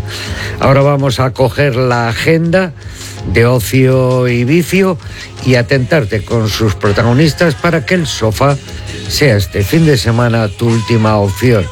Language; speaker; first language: Spanish; native; Spanish